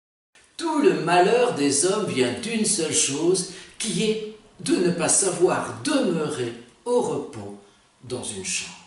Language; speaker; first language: French; native; French